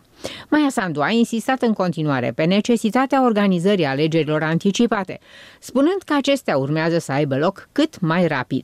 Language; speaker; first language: Romanian; native; Romanian